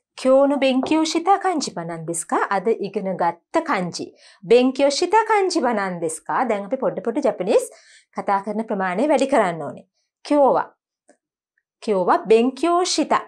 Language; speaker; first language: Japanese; non-native, learner; Sinhala